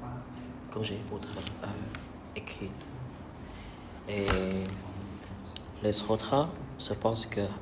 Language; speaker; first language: French; non-native, learner; Vietnamese